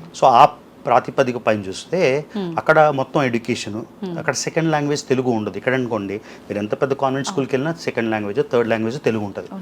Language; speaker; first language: Telugu; native; Telugu